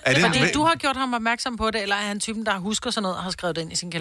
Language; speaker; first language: Danish; native; Danish